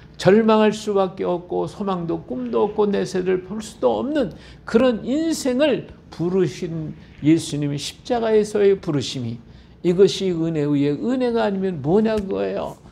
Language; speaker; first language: Korean; native; Korean